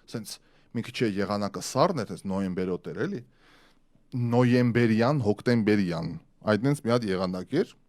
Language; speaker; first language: Armenian; early bilingual, other home language; Russian